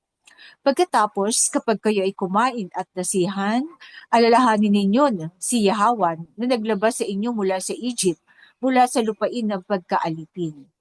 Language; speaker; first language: Filipino; native; Filipino